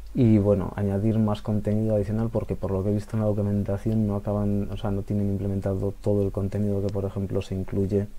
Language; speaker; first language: Spanish; native; Spanish